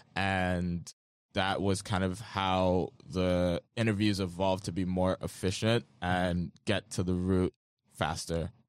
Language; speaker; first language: English; non-native, local second language; Yoruba